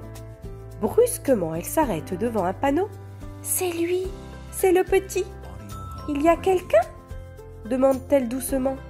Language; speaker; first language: French; native; French